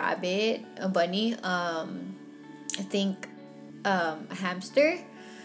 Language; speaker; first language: English; non-native, local second language; Filipino